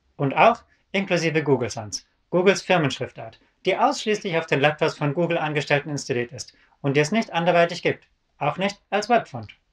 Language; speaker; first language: German; native; German